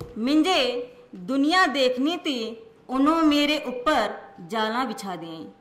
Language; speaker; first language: Hindi; native; Hindi